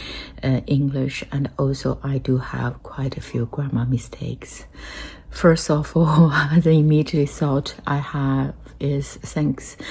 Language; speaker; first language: English; non-native, fluent; Chinese